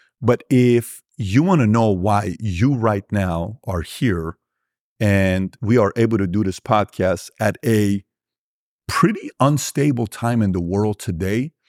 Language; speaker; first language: English; early bilingual, other home language; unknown